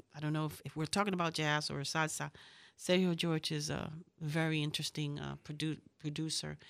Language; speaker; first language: English; early bilingual, other home language; Spanish